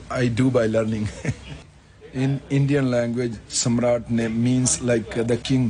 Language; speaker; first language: English; non-native, local second language; Punjabi